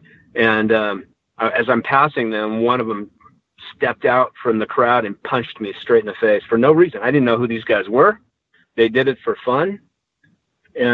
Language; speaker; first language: English; native; English